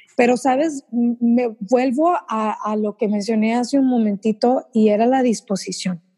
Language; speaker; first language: Spanish; early bilingual, heritage; Spanish